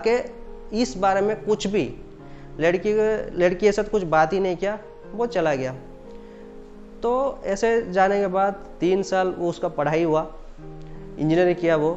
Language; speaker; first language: Hindi; non-native, local second language; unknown